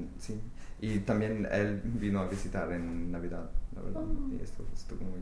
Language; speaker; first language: Spanish; non-native, fluent; English